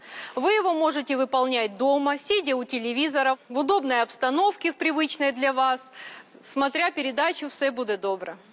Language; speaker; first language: Russian; native; Russian